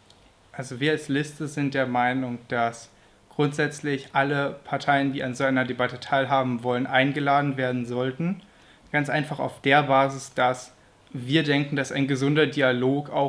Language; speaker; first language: German; native; German